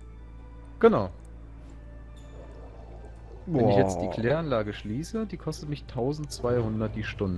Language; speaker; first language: German; native; German